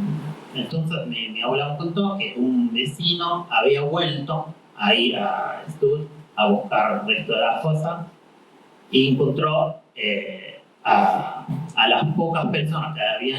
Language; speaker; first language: Spanish; non-native, fluent; Arabic